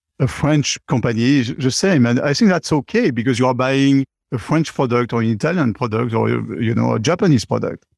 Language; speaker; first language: English; non-native, fluent; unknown